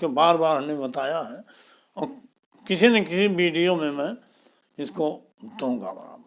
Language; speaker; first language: Hindi; native; Hindi